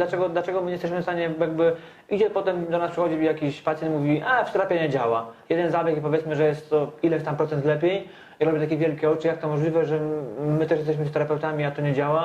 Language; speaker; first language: Polish; native; Polish